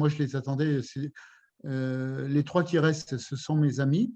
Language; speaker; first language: French; native; French